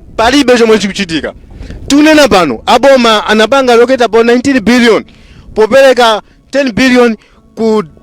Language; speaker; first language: Nyanja; non-native, local second language; Tumbuka